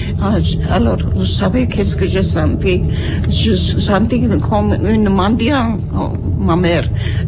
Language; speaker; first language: French; non-native, learner; Armenian